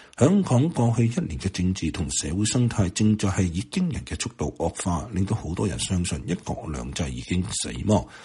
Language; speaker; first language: Chinese; non-native, local second language; Cantonese